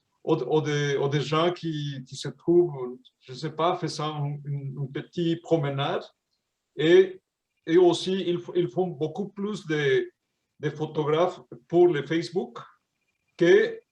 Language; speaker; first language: French; non-native, fluent; Spanish